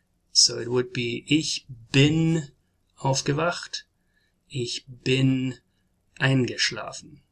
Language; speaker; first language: German; non-native, learner; English